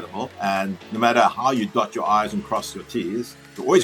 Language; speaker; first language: English; native; English